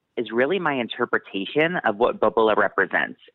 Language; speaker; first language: English; native; English